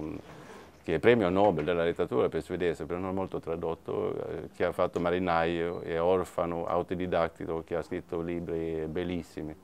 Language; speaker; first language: Italian; non-native, fluent; Swedish